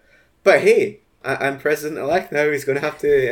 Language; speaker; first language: English; native; English